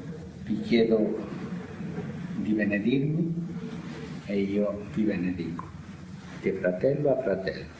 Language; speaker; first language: Italian; non-native, fluent; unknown